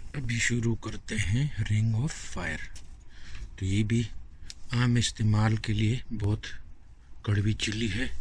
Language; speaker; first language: Urdu; native; Urdu